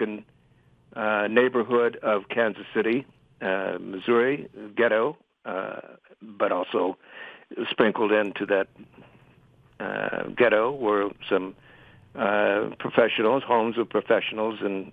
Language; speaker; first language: English; native; English